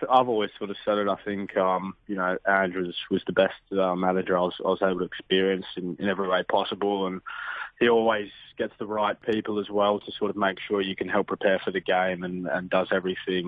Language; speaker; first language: English; native; English